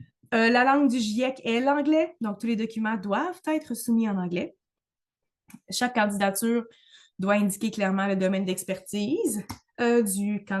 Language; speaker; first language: French; native; French